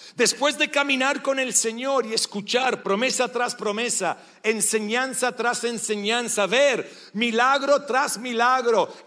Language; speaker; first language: Spanish; non-native, fluent; English